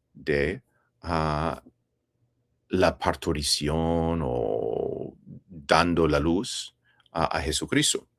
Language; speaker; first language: Spanish; non-native, fluent; English